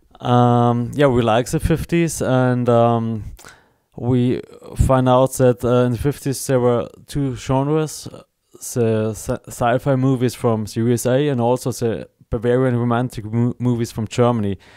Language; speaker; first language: English; non-native, learner; German